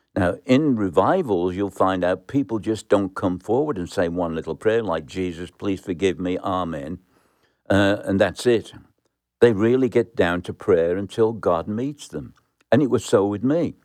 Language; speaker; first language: English; native; English